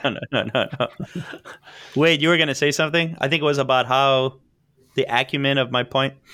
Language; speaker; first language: English; native; English